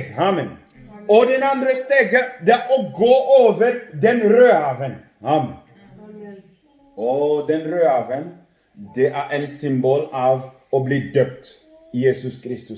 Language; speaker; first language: Norwegian; non-native, fluent; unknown